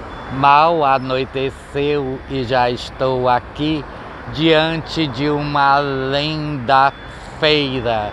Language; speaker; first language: Portuguese; native; Portuguese